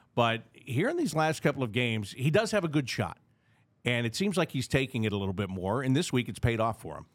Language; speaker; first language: English; native; English